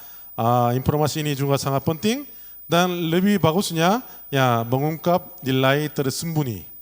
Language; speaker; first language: Indonesian; non-native, learner; Korean